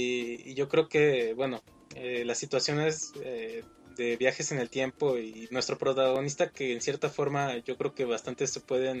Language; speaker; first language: Spanish; native; Spanish